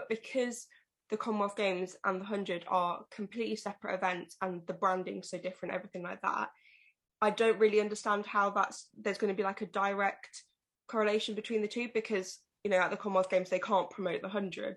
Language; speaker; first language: English; native; English